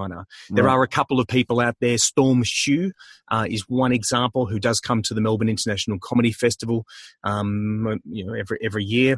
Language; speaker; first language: English; native; English